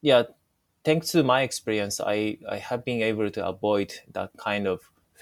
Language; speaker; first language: English; non-native, fluent; Japanese